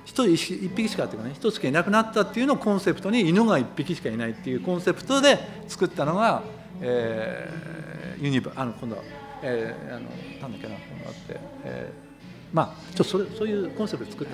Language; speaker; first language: Japanese; native; Japanese